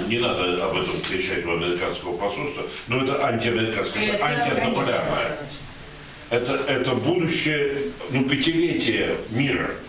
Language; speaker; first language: Russian; native; Russian